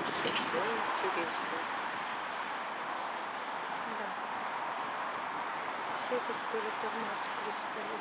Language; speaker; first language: Russian; native; Russian